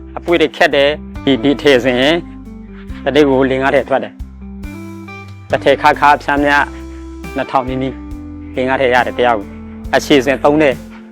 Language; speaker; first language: Burmese; non-native, local second language; S'gaw Karen